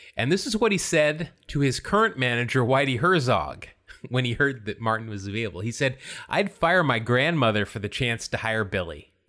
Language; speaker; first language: English; native; English